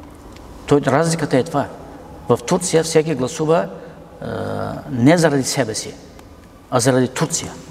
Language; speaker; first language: Bulgarian; non-native, local second language; Turkish